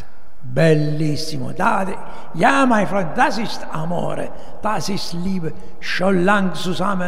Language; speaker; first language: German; non-native, learner; Italian